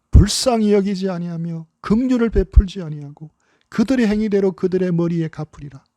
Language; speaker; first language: Korean; native; Korean